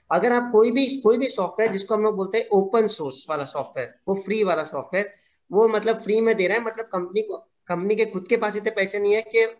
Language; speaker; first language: Hindi; non-native, local second language; Gujarati